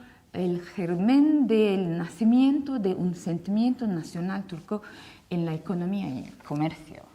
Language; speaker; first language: Spanish; non-native, fluent; Turkish